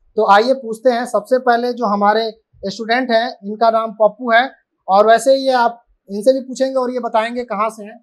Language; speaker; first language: Hindi; native; Hindi